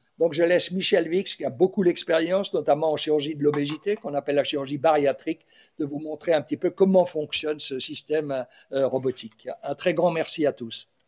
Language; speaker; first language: French; native; French